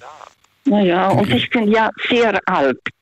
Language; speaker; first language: German; non-native, fluent; Russian